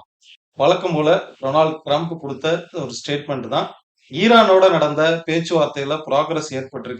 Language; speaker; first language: Tamil; native; Tamil